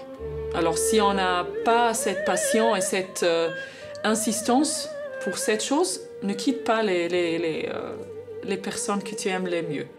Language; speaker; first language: French; non-native, fluent; Arabic